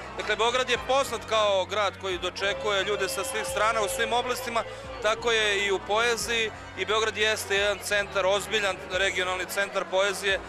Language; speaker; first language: Bosnian; native; Bosnian